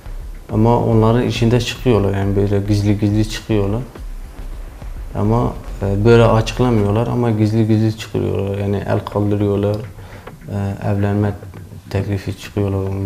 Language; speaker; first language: Turkish; non-native, learner; Kurdish